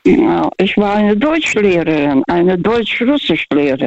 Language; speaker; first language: German; non-native, fluent; Russian